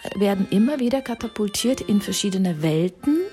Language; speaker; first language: German; non-native, fluent; Czech